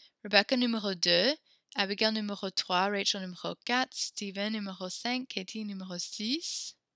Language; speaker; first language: French; non-native, fluent; English